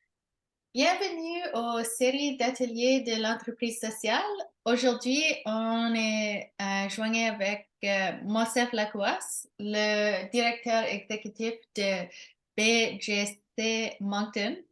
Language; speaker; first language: French; non-native, local second language; English